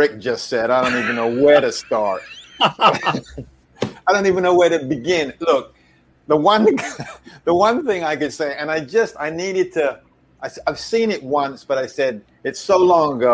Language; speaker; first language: English; native; English